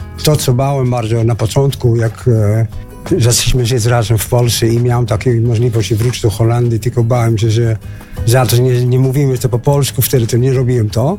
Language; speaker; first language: Polish; non-native, learner; Dutch